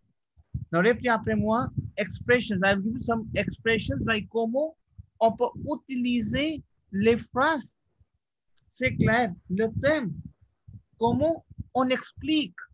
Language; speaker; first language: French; non-native, fluent; Hindi